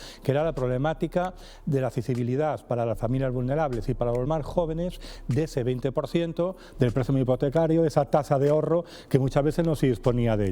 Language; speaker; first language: Spanish; native; Spanish